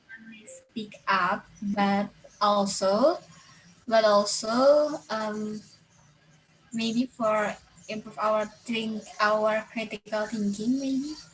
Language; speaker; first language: English; non-native, learner; Indonesian